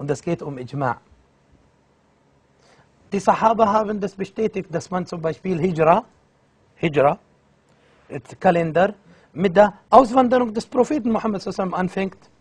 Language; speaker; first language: German; non-native, fluent; Arabic